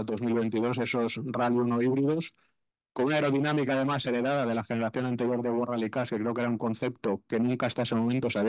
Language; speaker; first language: Spanish; native; Spanish